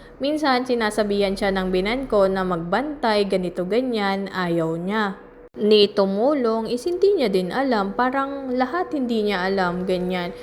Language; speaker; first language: Filipino; native; Filipino